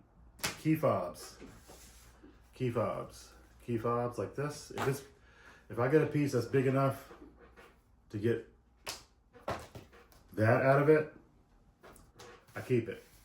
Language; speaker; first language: English; native; English